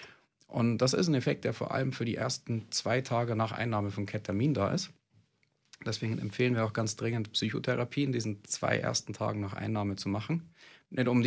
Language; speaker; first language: German; native; German